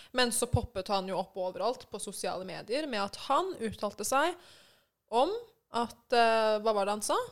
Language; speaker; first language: Norwegian; early bilingual, other home language; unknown